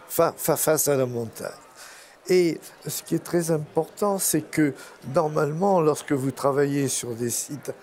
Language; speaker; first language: French; native; French